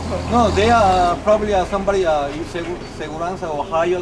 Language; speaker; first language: English; non-native, learner; Spanish